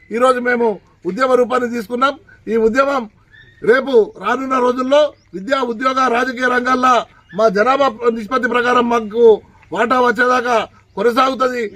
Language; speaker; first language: Telugu; native; Telugu